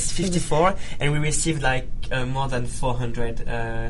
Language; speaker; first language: English; non-native, fluent; Italian